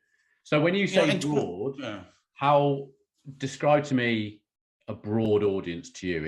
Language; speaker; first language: English; native; English